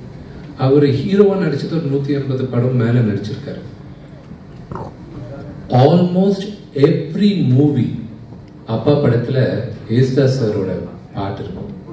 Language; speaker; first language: Tamil; non-native, local second language; Telugu